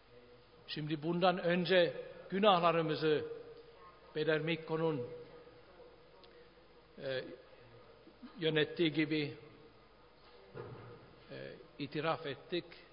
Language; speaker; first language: Turkish; non-native, fluent; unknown